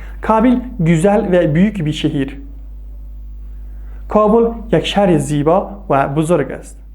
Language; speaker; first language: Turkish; non-native, fluent; Persian